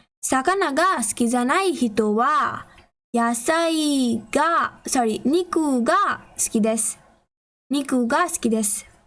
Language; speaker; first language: Japanese; non-native, fluent; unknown